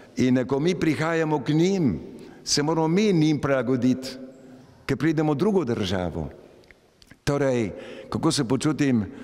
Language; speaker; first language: Slovenian; early bilingual, heritage; Slovenian